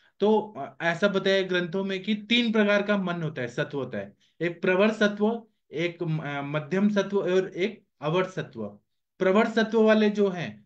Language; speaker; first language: Hindi; non-native, local second language; Marathi